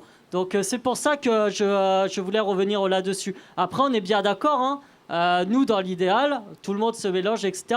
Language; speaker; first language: French; native; French